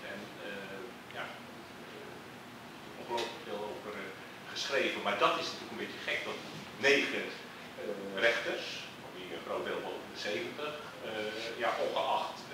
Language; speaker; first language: Dutch; native; Dutch